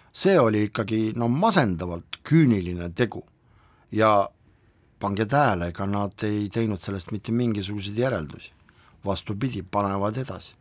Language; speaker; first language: Estonian; non-native, local second language; Russian